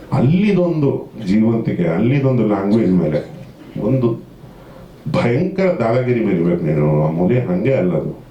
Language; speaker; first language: Kannada; native; Kannada